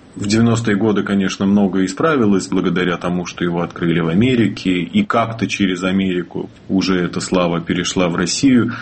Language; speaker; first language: Russian; native; Russian